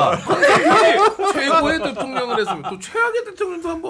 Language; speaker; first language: Korean; native; Korean